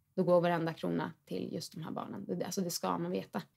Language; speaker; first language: Swedish; native; Swedish